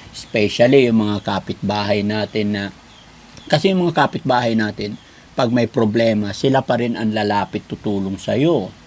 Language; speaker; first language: Filipino; non-native, local second language; Pangasinan